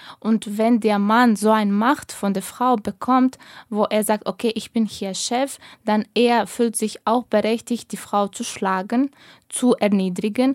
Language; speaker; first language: German; non-native, fluent; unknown